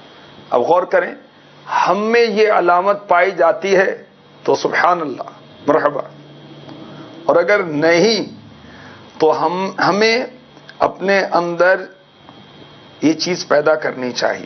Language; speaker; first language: Urdu; native; Urdu